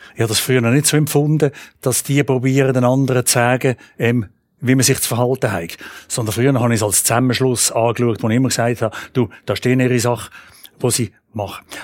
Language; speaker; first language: German; native; German